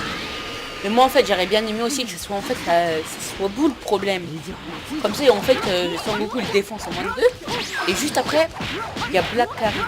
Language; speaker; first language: French; native; French